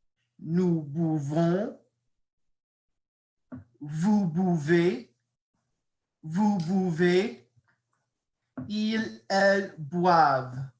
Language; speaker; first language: French; non-native, fluent; English